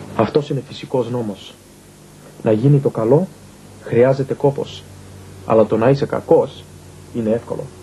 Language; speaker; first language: Greek; early bilingual, heritage; Greek